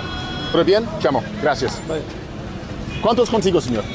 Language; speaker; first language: Spanish; non-native, learner; English